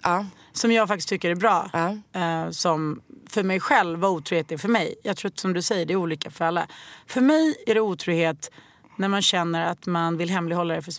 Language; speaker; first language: Swedish; native; Swedish